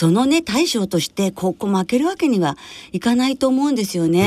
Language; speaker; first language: Japanese; native; Japanese